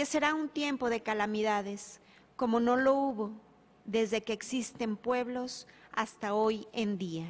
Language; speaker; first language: Spanish; native; Spanish